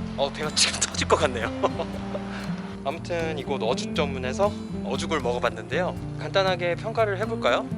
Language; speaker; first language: Korean; native; Korean